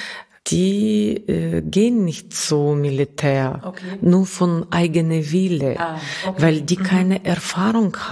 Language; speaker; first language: German; non-native, fluent; Russian